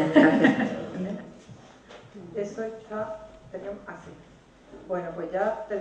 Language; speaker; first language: Spanish; native; Spanish